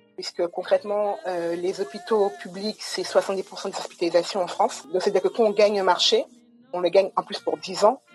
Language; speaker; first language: French; native; French